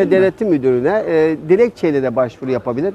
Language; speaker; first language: Turkish; native; Turkish